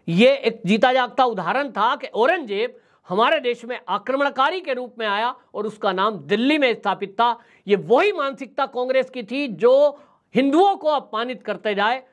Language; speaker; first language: Hindi; native; Hindi